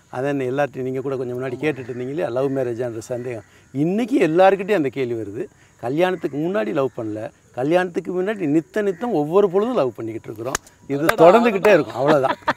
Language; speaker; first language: Tamil; native; Tamil